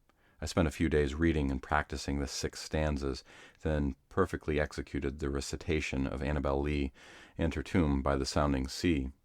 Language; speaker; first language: English; native; English